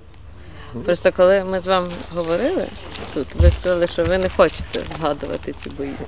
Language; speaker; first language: Ukrainian; native; Ukrainian